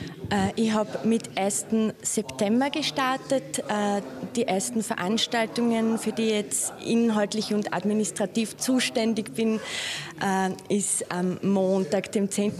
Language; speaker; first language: German; native; German